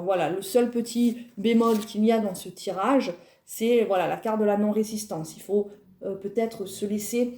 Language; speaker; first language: French; native; French